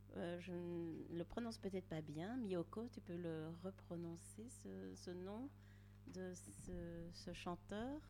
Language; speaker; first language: French; native; French